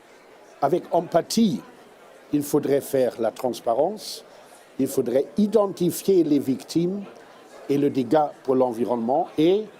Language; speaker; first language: French; non-native, fluent; German